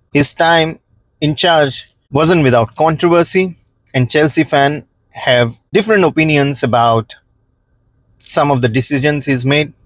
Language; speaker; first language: English; non-native, local second language; Konkani